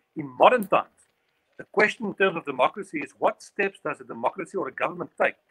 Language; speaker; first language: English; non-native, local second language; Afrikaans